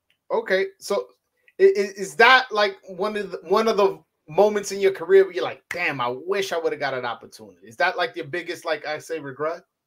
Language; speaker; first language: English; early bilingual, other home language; Spanish